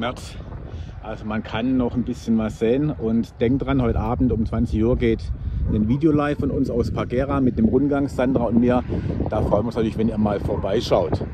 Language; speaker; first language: German; native; German